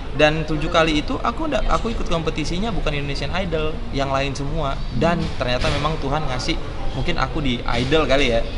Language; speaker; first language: Indonesian; native; Indonesian